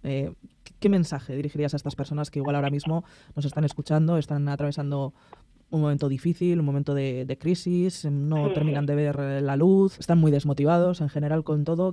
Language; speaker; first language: Spanish; native; Spanish